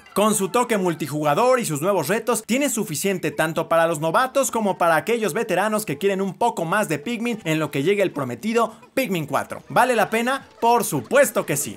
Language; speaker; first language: Spanish; native; Spanish